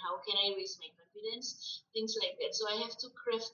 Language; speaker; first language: English; non-native, fluent; Malay